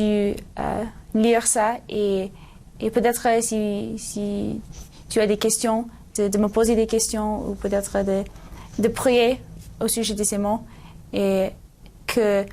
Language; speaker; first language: French; non-native, learner; English